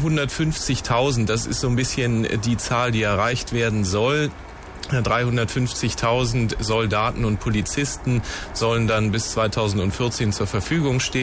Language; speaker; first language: German; native; German